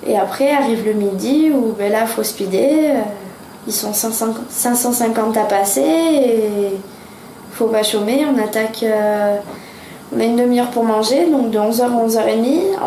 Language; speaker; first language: French; native; French